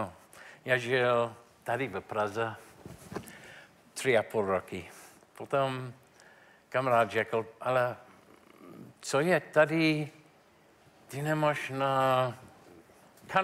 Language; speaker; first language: Czech; non-native, learner; English